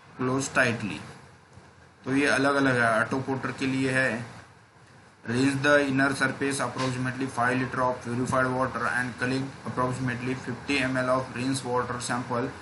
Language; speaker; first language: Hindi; non-native, local second language; Marathi